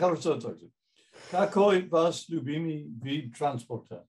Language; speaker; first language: Russian; non-native, fluent; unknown